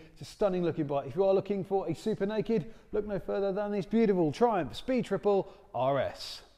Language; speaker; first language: English; native; English